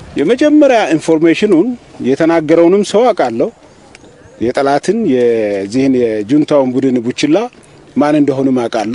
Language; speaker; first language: Amharic; non-native, local second language; Oromo